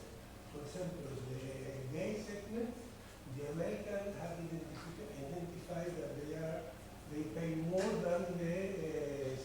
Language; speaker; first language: English; non-native, fluent; Spanish